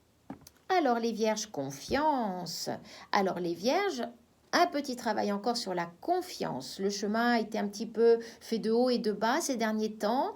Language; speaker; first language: French; native; French